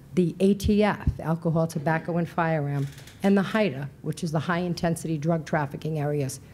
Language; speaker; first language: English; early bilingual, other home language; Portuguese